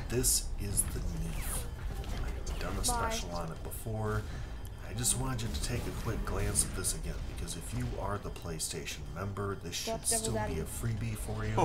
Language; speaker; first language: English; native; English